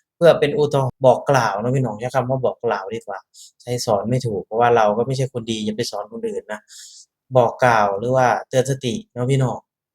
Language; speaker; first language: Thai; native; Thai